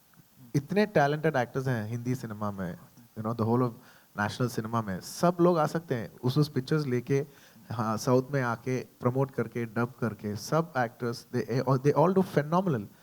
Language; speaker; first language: Hindi; non-native, local second language; Telugu